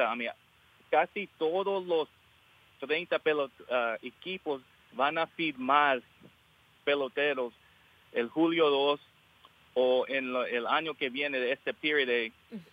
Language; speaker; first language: Spanish; early bilingual, heritage; English